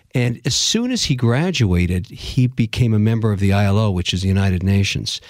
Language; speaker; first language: English; native; English